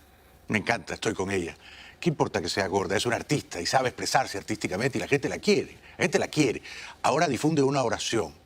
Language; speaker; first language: Spanish; native; Spanish